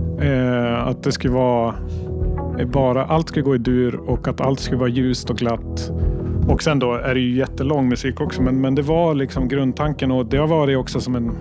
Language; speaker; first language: Swedish; native; Swedish